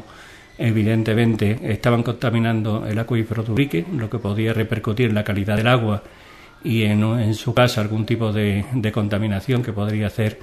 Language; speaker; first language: Spanish; native; Spanish